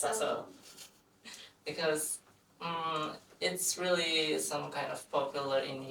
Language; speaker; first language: English; non-native, fluent; Indonesian